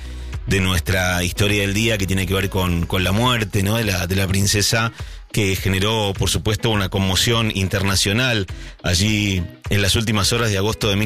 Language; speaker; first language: Spanish; native; Spanish